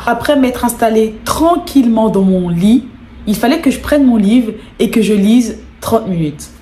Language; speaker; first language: French; native; French